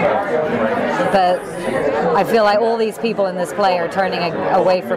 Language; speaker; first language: English; native; English